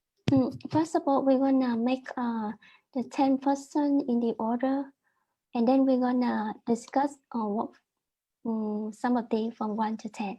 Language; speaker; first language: English; non-native, learner; Vietnamese